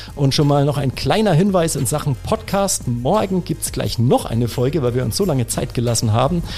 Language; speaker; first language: German; native; German